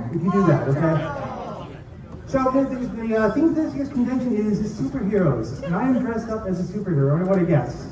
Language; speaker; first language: English; native; English